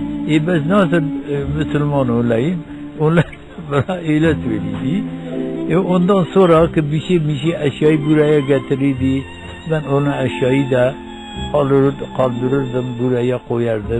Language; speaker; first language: Turkish; non-native, local second language; Kurdish